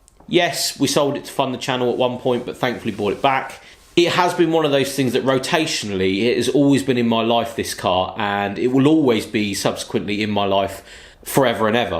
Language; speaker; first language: English; native; English